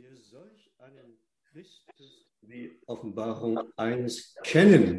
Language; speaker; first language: German; non-native, fluent; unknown